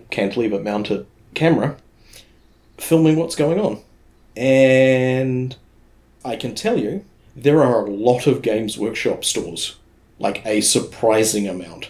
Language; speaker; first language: English; native; English